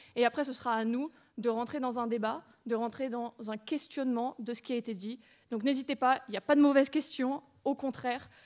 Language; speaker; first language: French; native; French